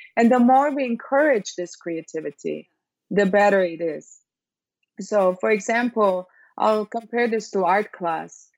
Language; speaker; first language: English; non-native, fluent; Serbian